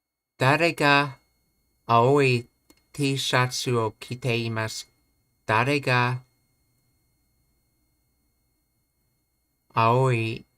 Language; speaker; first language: Japanese; non-native, learner; English